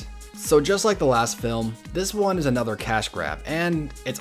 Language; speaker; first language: English; native; English